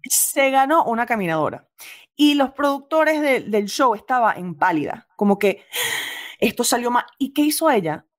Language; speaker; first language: Spanish; native; Spanish